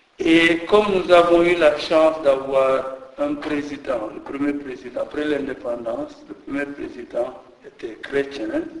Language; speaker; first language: French; non-native, local second language; Jola-Fonyi